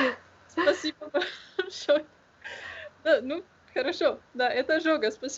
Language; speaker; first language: Russian; non-native, learner; Slovenian